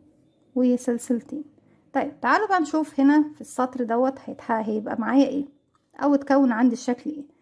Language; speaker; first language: Arabic; native; Arabic